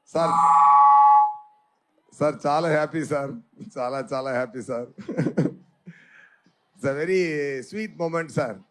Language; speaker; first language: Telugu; non-native, fluent; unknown